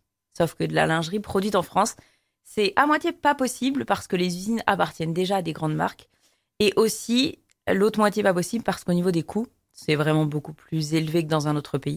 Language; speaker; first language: French; native; French